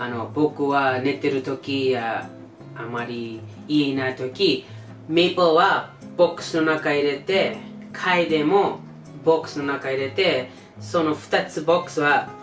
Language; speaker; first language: Japanese; non-native, learner; English